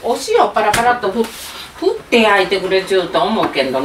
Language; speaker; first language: Japanese; native; Japanese